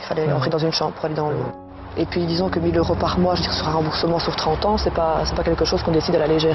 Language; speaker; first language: French; native; French